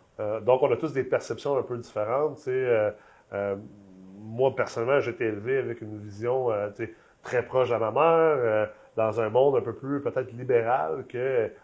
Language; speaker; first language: French; native; French